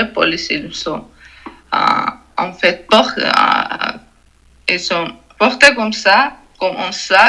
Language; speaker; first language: French; non-native, learner; Georgian